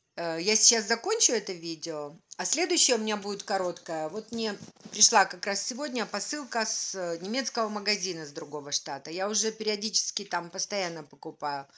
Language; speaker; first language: Russian; native; Russian